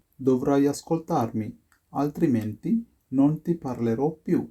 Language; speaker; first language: Italian; non-native, fluent; Sinhala